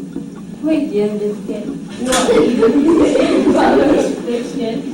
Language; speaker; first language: Spanish; non-native, learner; English